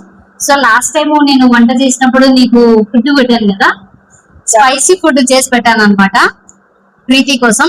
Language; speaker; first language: Telugu; native; Telugu